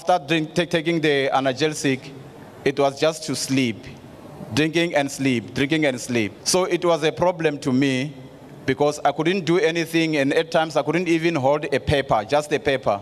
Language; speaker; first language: English; non-native, local second language; Tsonga